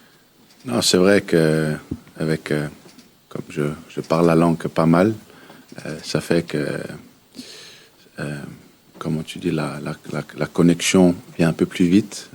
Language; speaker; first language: French; early bilingual, heritage; French